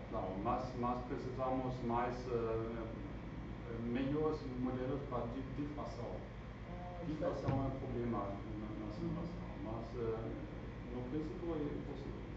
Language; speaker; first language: Portuguese; non-native, learner; German